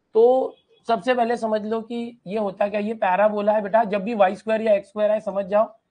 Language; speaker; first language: Hindi; non-native, local second language; Marathi